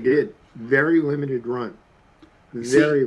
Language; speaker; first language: English; native; English